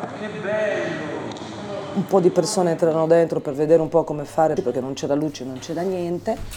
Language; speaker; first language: Italian; native; Italian